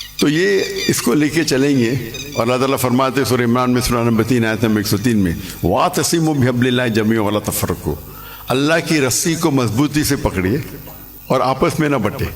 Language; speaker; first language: Urdu; non-native, local second language; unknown